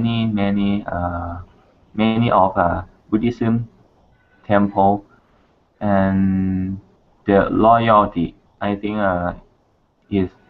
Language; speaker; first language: English; non-native, learner; Thai